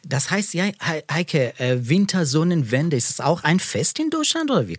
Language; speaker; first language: German; non-native, learner; Persian